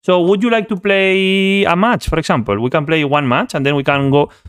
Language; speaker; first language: English; non-native, fluent; Spanish